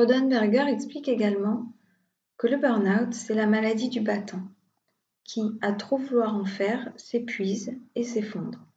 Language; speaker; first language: French; native; French